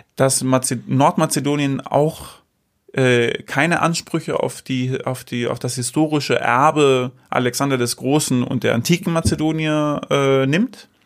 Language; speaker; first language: German; non-native, fluent; Greek